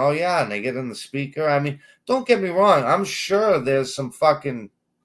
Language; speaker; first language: English; native; English